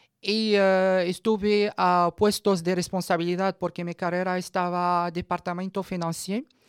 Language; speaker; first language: Spanish; non-native, learner; Arabic